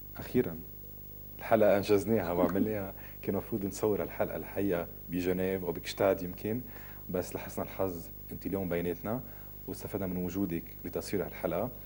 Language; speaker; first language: Arabic; native; Arabic